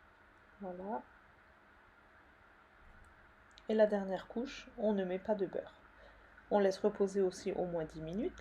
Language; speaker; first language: French; native; French